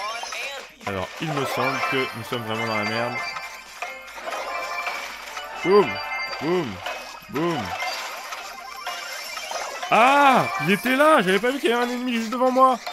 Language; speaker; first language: French; native; French